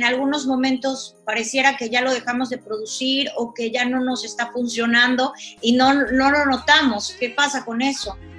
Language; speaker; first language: Spanish; native; Spanish